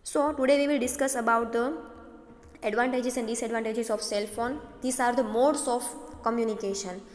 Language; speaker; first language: English; non-native, local second language; Gujarati